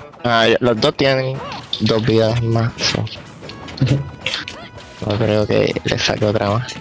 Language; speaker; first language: Spanish; native; Spanish